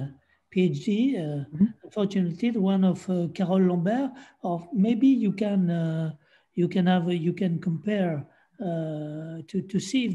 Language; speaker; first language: English; non-native, fluent; French